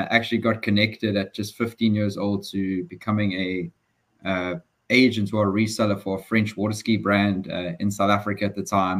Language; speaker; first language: English; native; English